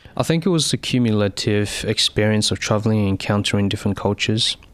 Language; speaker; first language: English; early bilingual, other home language; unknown